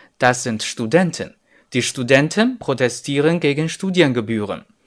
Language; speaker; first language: German; non-native, fluent; Chinese